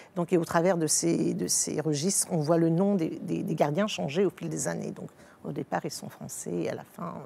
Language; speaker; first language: French; native; French